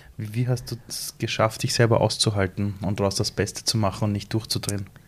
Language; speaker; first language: German; early bilingual, other home language; Persian